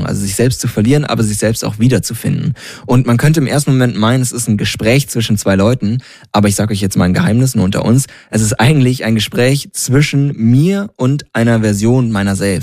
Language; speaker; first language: German; native; German